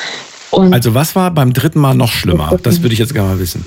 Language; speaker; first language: German; native; German